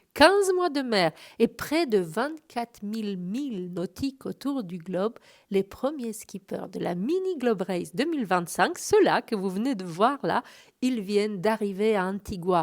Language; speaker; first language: French; native; French